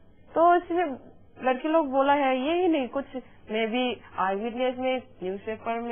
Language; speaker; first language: Hindi; non-native, local second language; Manipuri